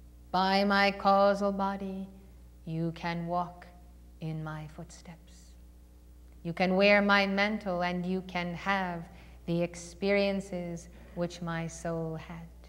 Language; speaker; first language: English; native; English